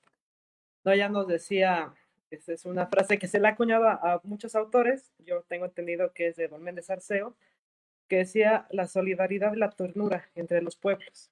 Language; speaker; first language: Spanish; native; Spanish